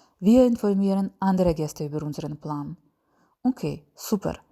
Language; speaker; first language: German; non-native, fluent; Ukrainian